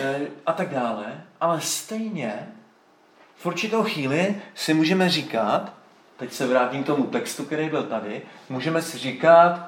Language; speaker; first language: Czech; native; Czech